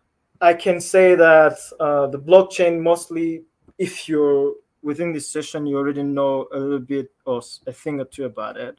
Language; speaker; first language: English; non-native, local second language; Kinyarwanda